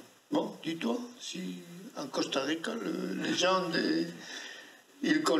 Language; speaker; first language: French; non-native, fluent; Spanish